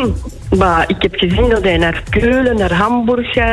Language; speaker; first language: Dutch; non-native, fluent; German